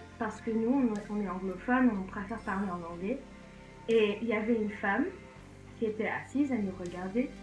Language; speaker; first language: French; non-native, fluent; English